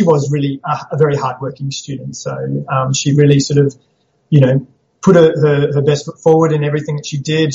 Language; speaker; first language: English; native; English